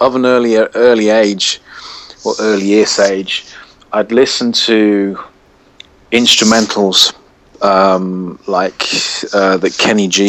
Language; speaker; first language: English; native; English